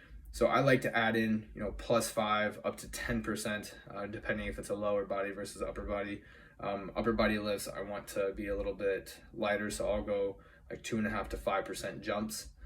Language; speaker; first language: English; native; English